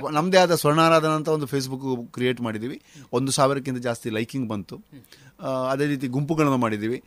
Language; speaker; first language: Kannada; non-native, local second language; Konkani